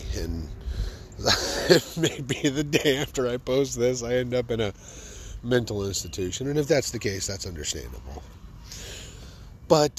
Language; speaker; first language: English; native; English